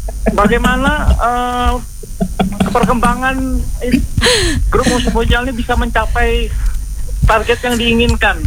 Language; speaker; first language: Indonesian; native; Indonesian